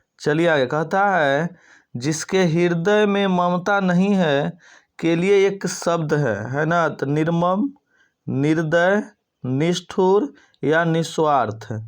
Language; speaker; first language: Hindi; native; Hindi